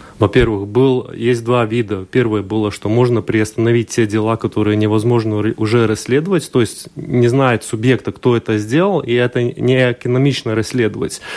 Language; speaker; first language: Russian; non-native, local second language; Latvian